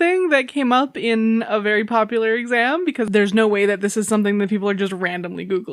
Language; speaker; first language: English; native; English